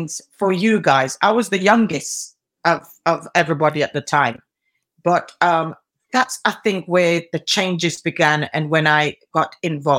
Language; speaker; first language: English; native; English